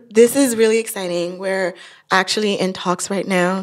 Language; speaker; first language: English; non-native, local second language; Yoruba